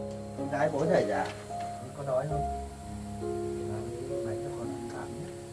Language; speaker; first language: Vietnamese; native; Vietnamese